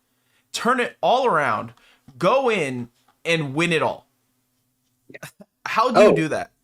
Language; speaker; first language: English; native; English